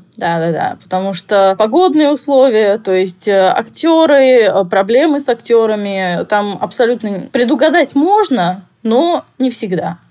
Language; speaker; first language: Russian; early bilingual, heritage; Russian